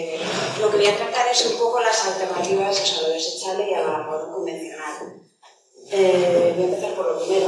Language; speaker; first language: Spanish; native; Spanish